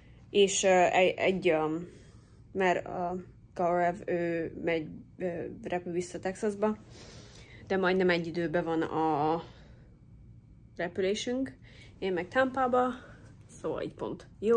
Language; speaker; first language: Hungarian; early bilingual, heritage; English